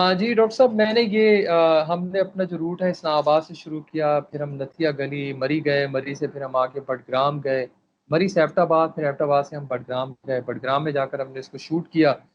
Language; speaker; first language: Urdu; non-native, local second language; Pashto